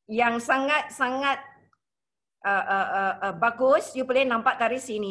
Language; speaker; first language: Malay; non-native, local second language; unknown